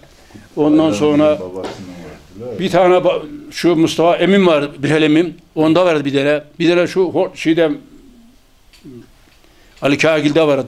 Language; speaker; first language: Turkish; native; Turkish